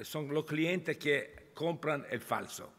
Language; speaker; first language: Spanish; non-native, learner; Italian